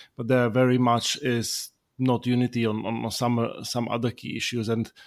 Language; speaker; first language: English; non-native, fluent; Slovak